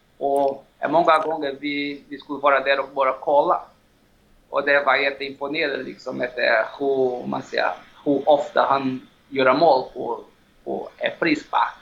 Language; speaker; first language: Swedish; non-native, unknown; Portuguese